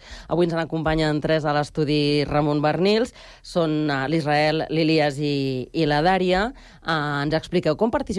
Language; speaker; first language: Catalan; native; Catalan